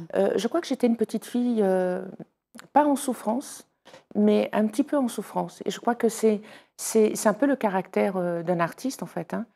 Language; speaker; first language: French; native; French